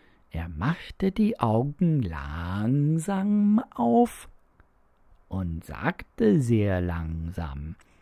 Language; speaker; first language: German; non-native, fluent; English